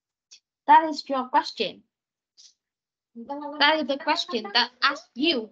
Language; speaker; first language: English; non-native, fluent; Vietnamese